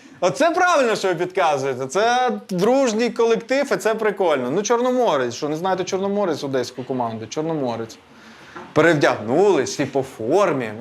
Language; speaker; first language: Ukrainian; non-native, local second language; Russian